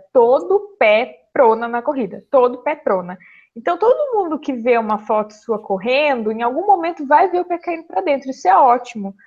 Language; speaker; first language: Portuguese; native; Portuguese